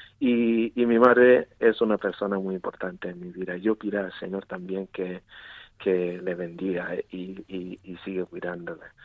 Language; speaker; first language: Spanish; non-native, fluent; Igbo